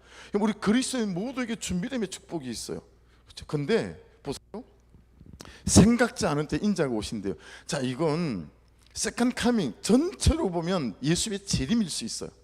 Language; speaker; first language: Korean; native; Korean